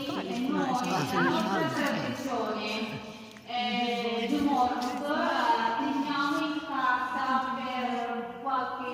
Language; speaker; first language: Italian; non-native, learner; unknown